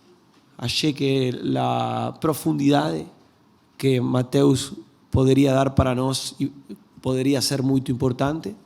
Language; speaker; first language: Portuguese; non-native, learner; Spanish